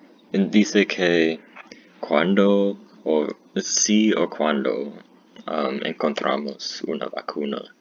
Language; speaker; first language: Spanish; non-native, learner; English